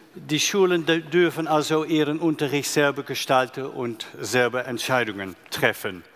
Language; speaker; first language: German; non-native, fluent; Dutch